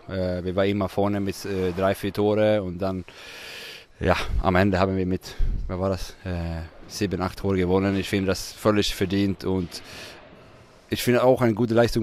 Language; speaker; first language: German; non-native, fluent; Swedish